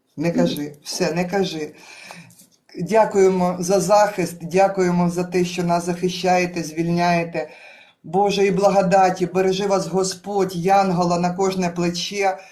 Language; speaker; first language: Ukrainian; native; Ukrainian